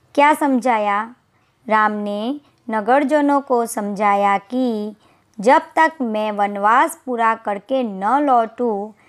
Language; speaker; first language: Hindi; non-native, local second language; Gujarati